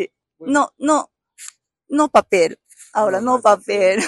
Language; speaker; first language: Spanish; non-native, learner; Japanese